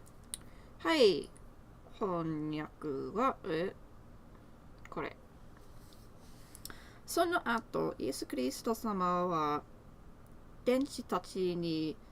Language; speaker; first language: Japanese; non-native, learner; English